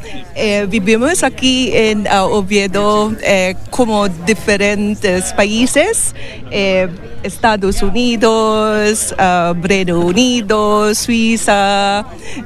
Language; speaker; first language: Spanish; non-native, learner; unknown